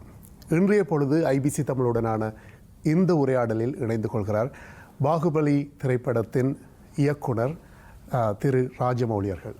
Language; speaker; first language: Tamil; native; Tamil